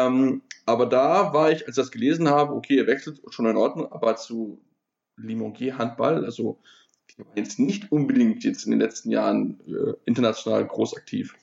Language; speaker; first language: German; native; German